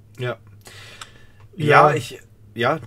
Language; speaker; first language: German; native; German